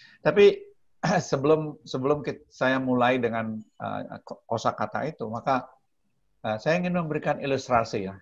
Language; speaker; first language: Indonesian; non-native, local second language; Balinese